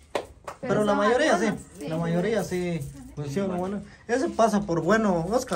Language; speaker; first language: Spanish; native; Spanish